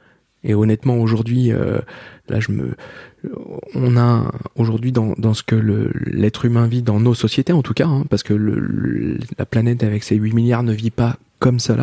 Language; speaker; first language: French; native; French